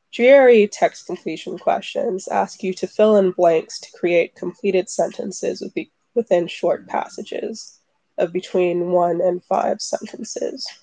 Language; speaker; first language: English; native; English